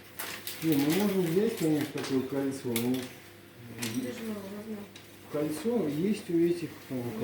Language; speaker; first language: Russian; native; Russian